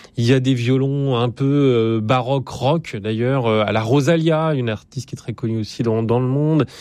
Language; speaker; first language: French; native; French